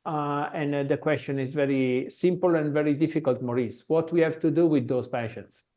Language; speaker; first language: English; non-native, fluent; Italian